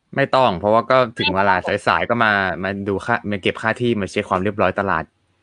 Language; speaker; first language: Thai; native; Thai